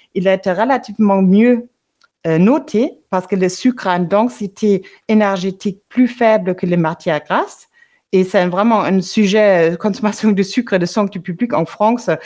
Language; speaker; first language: French; non-native, fluent; German